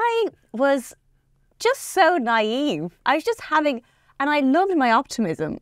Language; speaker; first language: English; native; English